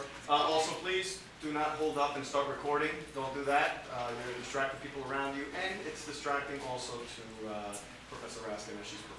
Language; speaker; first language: English; native; English